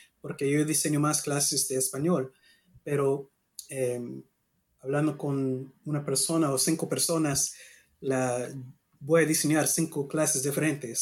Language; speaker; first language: Spanish; non-native, learner; English